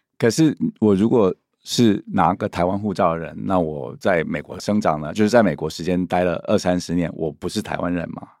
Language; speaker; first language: Chinese; native; Chinese